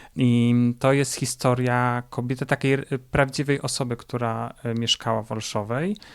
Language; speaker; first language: Polish; native; Polish